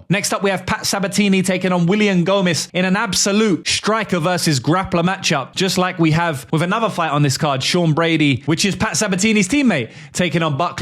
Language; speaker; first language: English; native; English